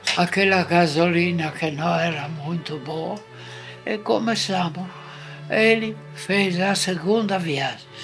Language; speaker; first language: Portuguese; non-native, fluent; Italian